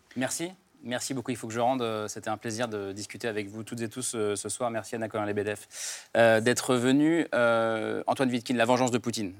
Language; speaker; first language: French; native; French